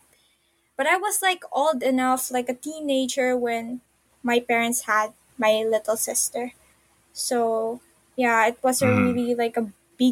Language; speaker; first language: English; non-native, local second language; Filipino